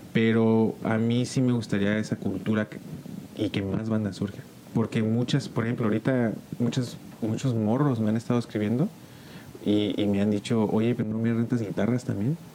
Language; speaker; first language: Spanish; early bilingual, heritage; Spanish